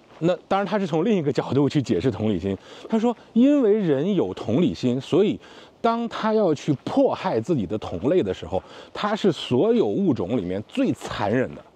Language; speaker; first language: Chinese; native; Chinese